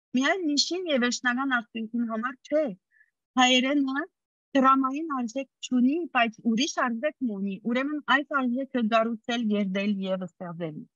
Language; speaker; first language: Armenian; early bilingual, heritage; Armenian